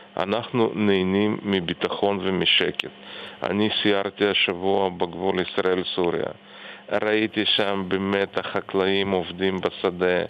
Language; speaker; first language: Hebrew; non-native, fluent; Russian